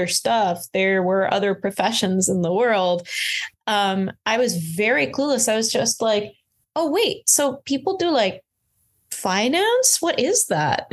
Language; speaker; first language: English; native; English